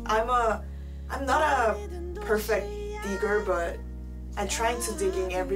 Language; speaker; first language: English; non-native, learner; Korean